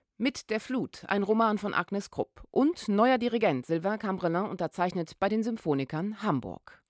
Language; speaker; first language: German; native; German